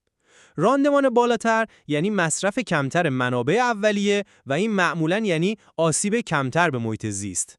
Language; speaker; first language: Persian; native; Persian